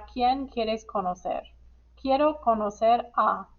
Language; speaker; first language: Spanish; non-native, fluent; English